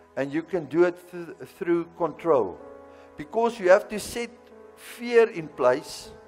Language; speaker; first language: English; non-native, local second language; Afrikaans